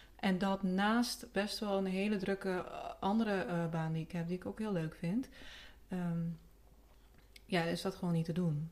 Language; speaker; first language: Dutch; early bilingual, other home language; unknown